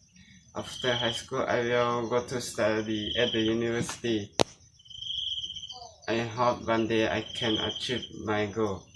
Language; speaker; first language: English; non-native, learner; Lao